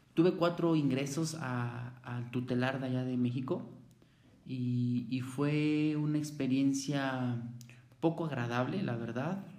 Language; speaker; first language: Spanish; native; Spanish